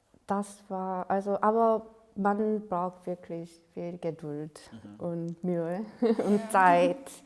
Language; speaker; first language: German; non-native, fluent; Korean